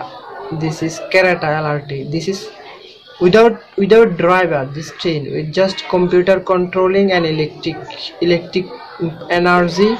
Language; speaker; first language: English; non-native, local second language; Bangla